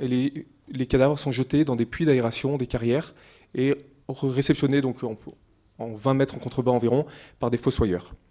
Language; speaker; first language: French; native; French